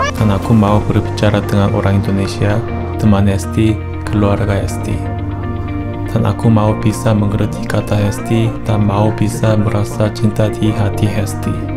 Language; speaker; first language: Indonesian; non-native, learner; Korean